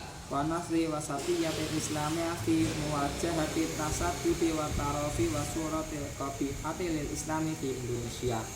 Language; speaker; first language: Arabic; non-native, learner; Indonesian